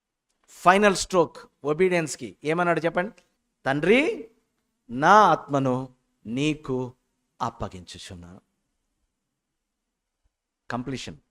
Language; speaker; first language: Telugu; native; Telugu